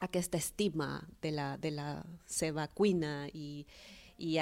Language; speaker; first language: Catalan; non-native, fluent; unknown